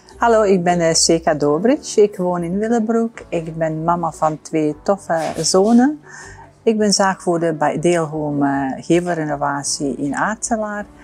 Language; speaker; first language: Dutch; non-native, fluent; Bosnian